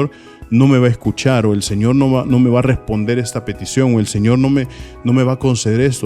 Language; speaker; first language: Spanish; native; Spanish